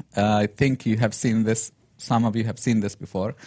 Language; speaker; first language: English; non-native, fluent; Arabic